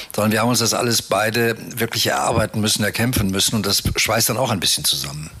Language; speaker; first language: German; native; German